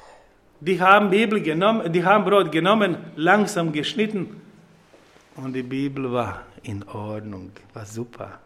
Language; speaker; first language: German; non-native, fluent; Croatian